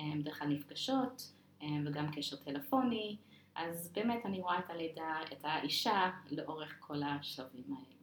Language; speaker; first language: Hebrew; non-native, fluent; English